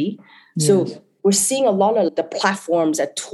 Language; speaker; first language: English; non-native, local second language; Cantonese